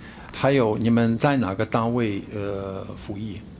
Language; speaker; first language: Chinese; non-native, fluent; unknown